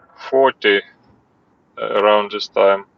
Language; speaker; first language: English; non-native, learner; Russian